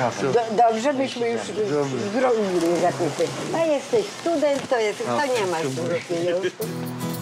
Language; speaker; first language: Polish; native; Polish